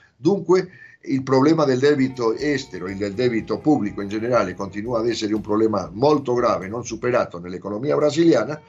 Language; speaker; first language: Italian; non-native, fluent; Portuguese